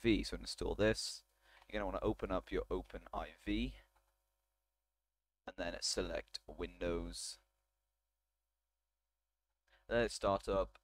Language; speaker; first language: English; native; English